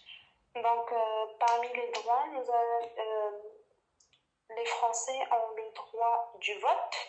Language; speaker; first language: French; non-native, fluent; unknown